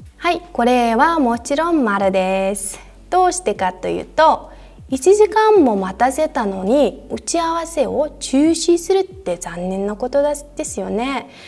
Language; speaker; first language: Japanese; non-native, fluent; Mongolian